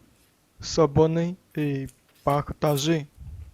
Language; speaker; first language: French; non-native, learner; Chinese